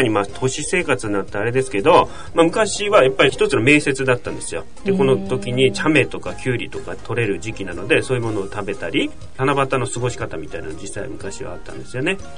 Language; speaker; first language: Japanese; native; Japanese